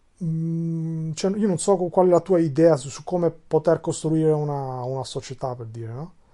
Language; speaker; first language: Italian; non-native, fluent; Albanian